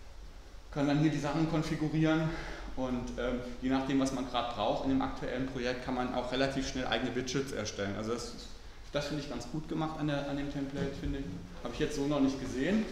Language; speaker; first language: German; native; German